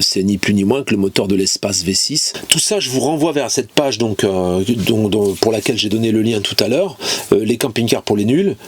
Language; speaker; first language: French; native; French